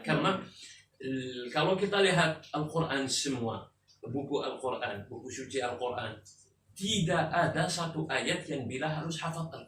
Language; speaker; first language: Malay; non-native, fluent; Arabic